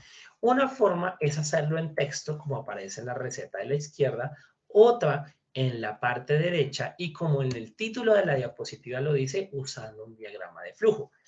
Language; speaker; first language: Spanish; native; Spanish